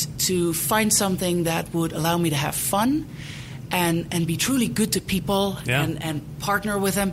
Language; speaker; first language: English; non-native, fluent; Dutch